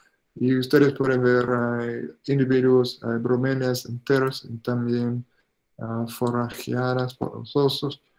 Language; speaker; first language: Spanish; non-native, fluent; English